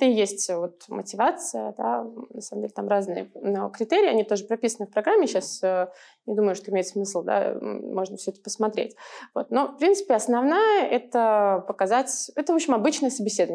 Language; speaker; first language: Russian; native; Russian